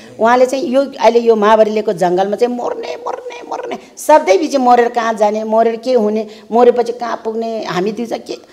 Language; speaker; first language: Nepali; non-native, local second language; Eastern Tamang